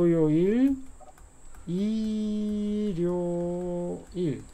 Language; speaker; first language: Korean; native; Korean